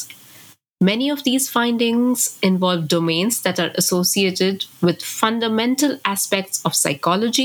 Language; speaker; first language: English; non-native, local second language; Bangla